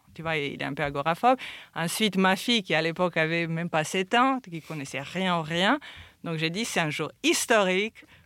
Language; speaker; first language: French; non-native, fluent; Romanian